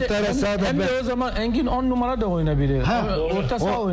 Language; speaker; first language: Turkish; non-native, learner; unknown